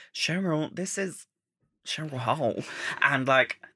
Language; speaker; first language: English; native; English